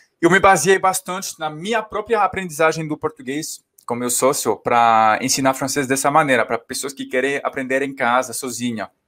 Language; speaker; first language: Portuguese; non-native, fluent; French